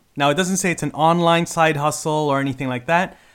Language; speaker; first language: English; early bilingual, other home language; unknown